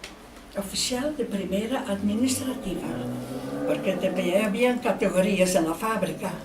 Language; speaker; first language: Catalan; non-native, fluent; Dutch